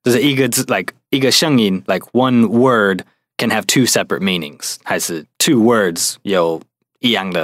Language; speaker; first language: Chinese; non-native, fluent; English